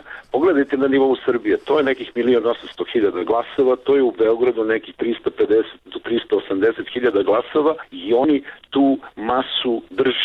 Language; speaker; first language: Serbian; native; Serbian